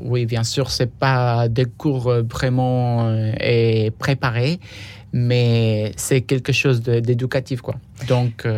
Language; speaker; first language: French; non-native, fluent; Spanish